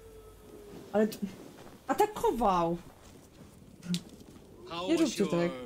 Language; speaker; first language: Polish; native; Polish